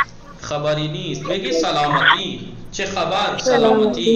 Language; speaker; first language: Persian; non-native, fluent; Urdu